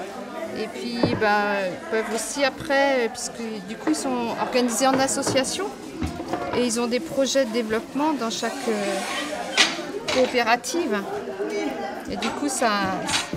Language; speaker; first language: French; non-native, fluent; English